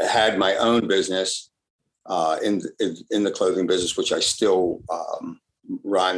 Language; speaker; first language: English; early bilingual, other home language; Italian